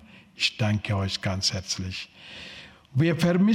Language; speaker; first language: German; non-native, learner; Telugu